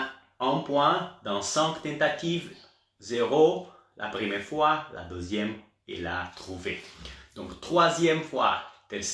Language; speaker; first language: French; non-native, learner; Portuguese